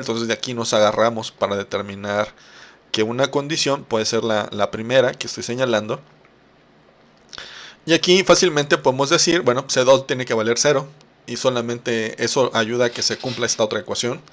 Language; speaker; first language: Spanish; native; Spanish